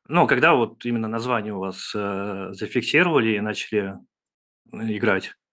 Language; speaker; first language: Russian; native; Russian